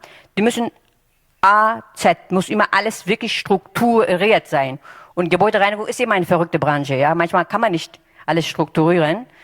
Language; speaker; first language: German; non-native, fluent; Turkish